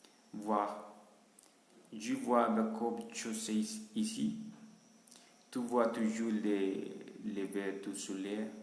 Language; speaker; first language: French; non-native, learner; Spanish